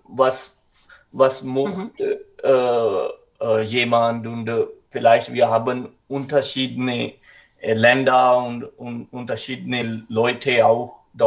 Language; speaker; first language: German; non-native, learner; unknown